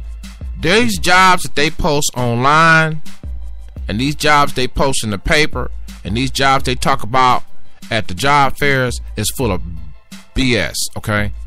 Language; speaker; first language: English; native; English